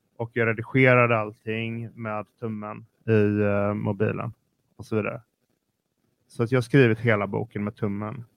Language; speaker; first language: Swedish; native; Swedish